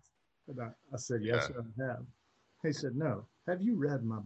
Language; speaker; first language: English; native; English